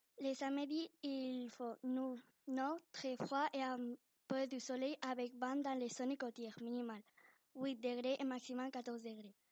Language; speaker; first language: French; non-native, learner; Spanish